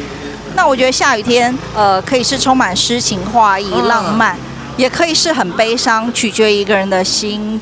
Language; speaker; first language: Chinese; native; Chinese